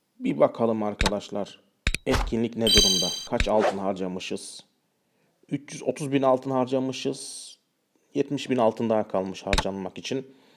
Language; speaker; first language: Turkish; early bilingual, heritage; Turkish